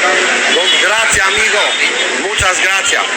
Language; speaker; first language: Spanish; non-native, learner; Albanian